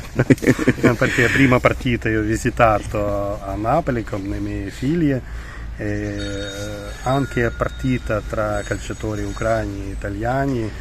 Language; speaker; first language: Italian; non-native, learner; Ukrainian